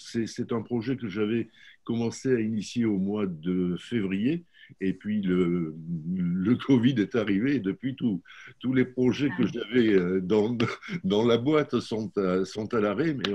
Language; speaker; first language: French; native; French